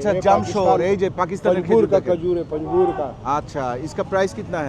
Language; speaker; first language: Hindi; non-native, learner; Bangla